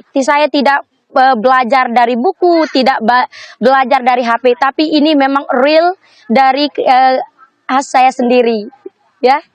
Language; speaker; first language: Indonesian; non-native, local second language; Sasak